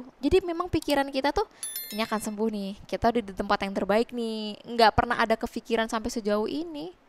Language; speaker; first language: Indonesian; native; Indonesian